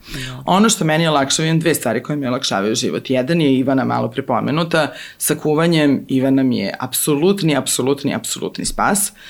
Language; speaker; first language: Serbian; native; Serbian